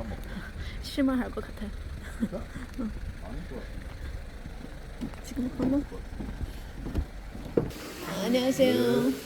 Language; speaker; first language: Korean; non-native, local second language; Chinese